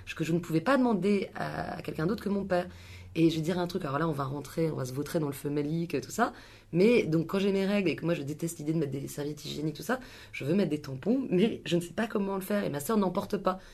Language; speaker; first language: French; native; French